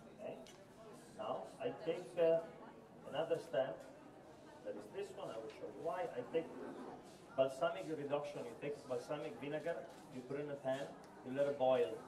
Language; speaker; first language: English; non-native, learner; Italian